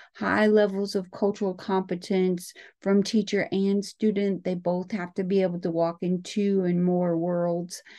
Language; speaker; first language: English; native; English